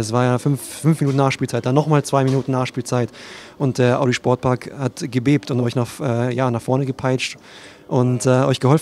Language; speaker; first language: German; native; German